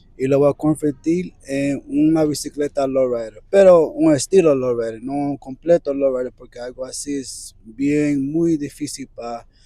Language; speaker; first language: Spanish; early bilingual, other home language; English